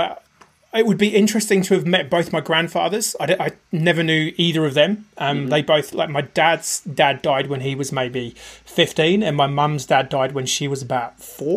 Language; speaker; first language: English; native; English